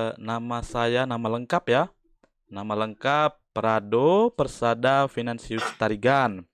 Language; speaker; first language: Indonesian; native; Indonesian